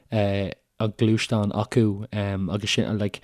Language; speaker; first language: Irish; native; Irish